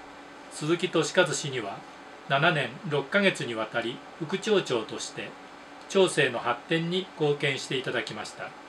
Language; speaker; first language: Japanese; native; Japanese